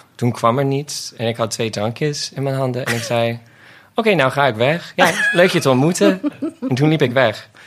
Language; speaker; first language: Dutch; non-native, fluent; English